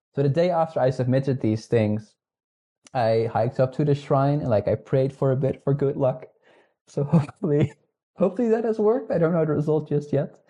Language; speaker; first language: English; non-native, fluent; Dutch